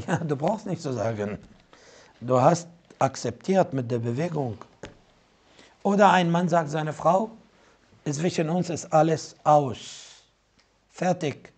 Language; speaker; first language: German; non-native, fluent; Arabic